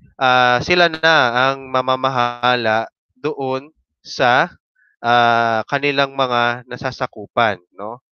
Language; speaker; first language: Filipino; native; Filipino